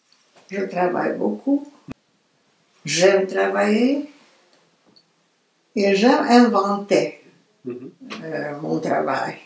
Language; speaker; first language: French; non-native, fluent; Romanian